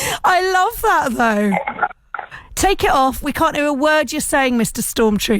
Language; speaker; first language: English; native; English